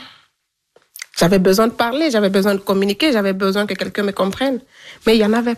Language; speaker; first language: French; non-native, local second language; Fula